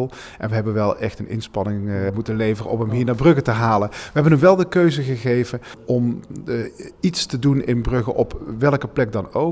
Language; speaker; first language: Dutch; native; Dutch